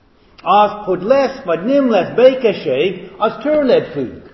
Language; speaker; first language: Hungarian; non-native, fluent; English